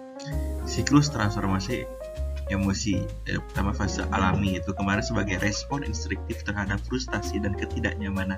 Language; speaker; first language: Indonesian; native; Indonesian